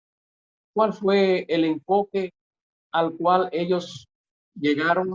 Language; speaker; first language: Spanish; native; Spanish